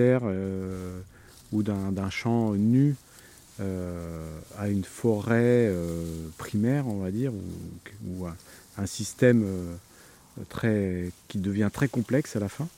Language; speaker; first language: French; native; French